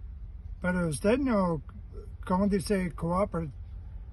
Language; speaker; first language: Spanish; non-native, learner; English